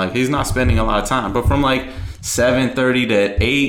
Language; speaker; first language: English; native; English